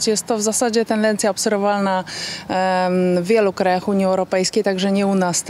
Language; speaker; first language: Polish; native; Polish